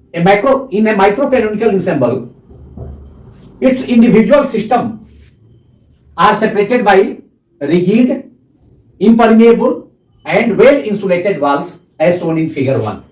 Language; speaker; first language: English; non-native, local second language; Hindi